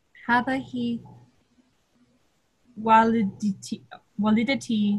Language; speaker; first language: Arabic; non-native, learner; English